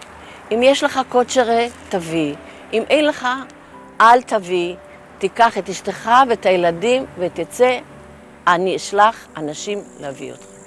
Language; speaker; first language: Hebrew; non-native, fluent; Yiddish